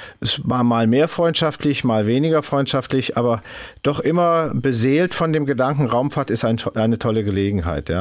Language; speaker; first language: German; native; German